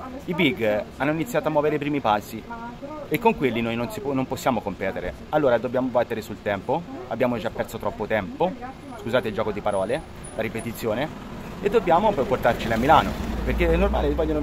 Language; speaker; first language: Italian; native; Italian